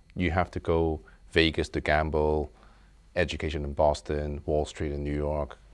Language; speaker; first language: English; native; English